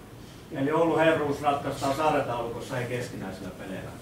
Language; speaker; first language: Finnish; native; Finnish